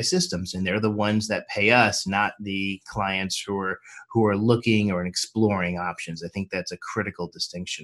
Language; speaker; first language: English; native; English